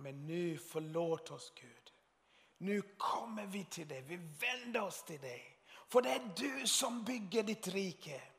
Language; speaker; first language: Swedish; non-native, fluent; Swahili